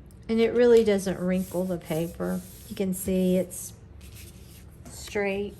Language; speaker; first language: English; native; English